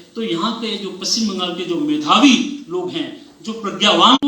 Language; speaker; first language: Hindi; non-native, local second language; Bangla